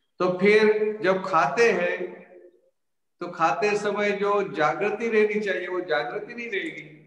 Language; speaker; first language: Hindi; non-native, local second language; Gujarati